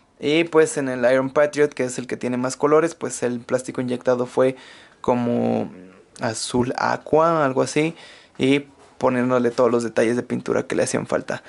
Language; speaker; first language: Spanish; native; Spanish